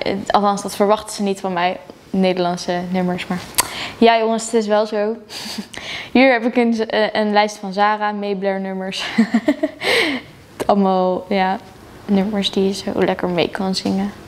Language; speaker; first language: Dutch; native; Dutch